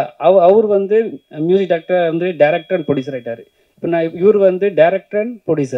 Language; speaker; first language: Tamil; native; Tamil